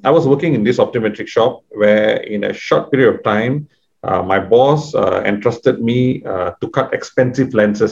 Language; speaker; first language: English; non-native, local second language; Tamil